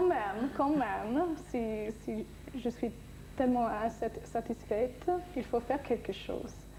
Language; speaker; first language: French; non-native, fluent; English